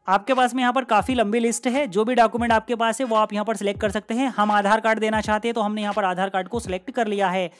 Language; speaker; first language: Hindi; native; Hindi